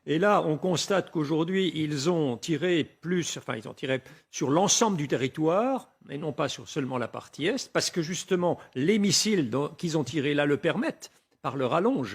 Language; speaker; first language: French; native; French